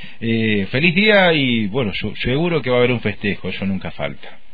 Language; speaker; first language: Spanish; native; Spanish